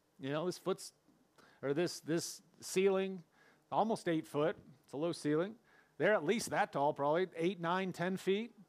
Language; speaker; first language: English; native; English